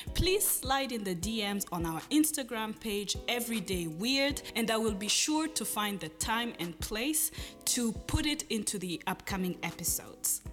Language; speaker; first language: English; non-native, local second language; Kinyarwanda